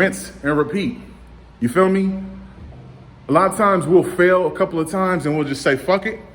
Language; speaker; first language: English; native; English